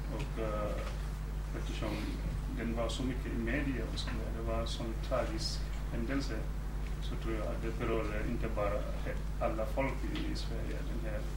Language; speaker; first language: Swedish; non-native, fluent; Wolof